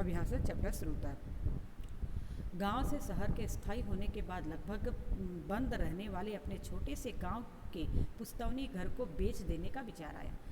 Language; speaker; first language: Hindi; non-native, local second language; Gujarati